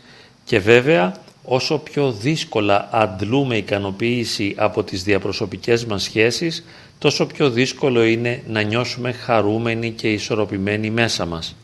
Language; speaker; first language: Greek; native; Greek